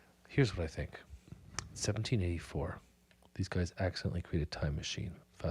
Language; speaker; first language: English; native; English